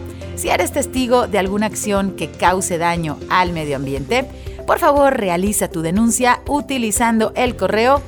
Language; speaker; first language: Spanish; native; Spanish